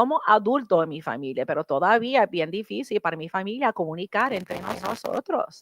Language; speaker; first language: Spanish; early bilingual, heritage; English